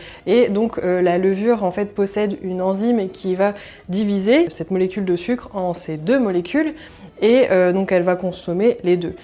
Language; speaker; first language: French; native; French